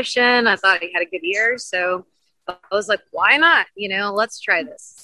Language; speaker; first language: English; native; English